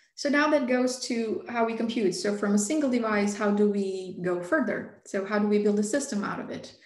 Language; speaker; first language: English; non-native, fluent; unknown